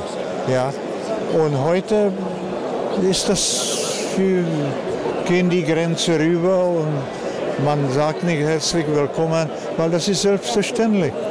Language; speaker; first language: German; non-native, fluent; Czech